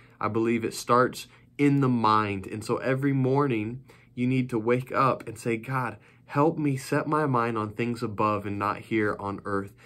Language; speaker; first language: English; native; English